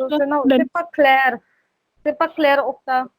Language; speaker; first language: French; non-native, fluent; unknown